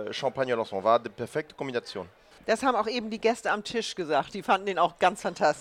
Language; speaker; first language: German; native; German